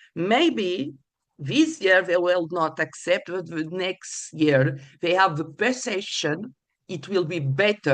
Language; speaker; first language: English; non-native, fluent; Portuguese